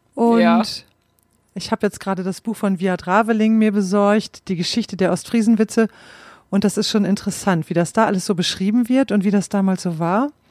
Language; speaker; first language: German; native; German